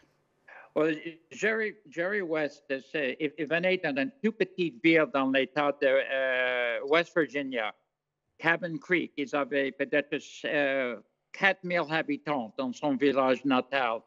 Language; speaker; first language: French; non-native, fluent; English